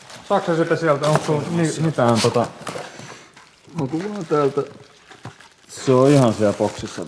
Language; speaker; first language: Finnish; native; Finnish